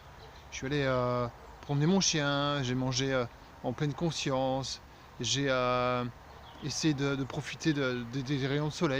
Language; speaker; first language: French; native; French